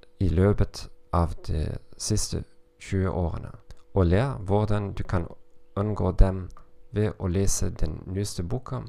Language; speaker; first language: Norwegian; non-native, learner; German